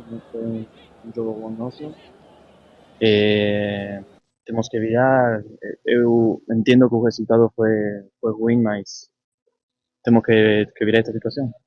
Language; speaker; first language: Portuguese; non-native, learner; Spanish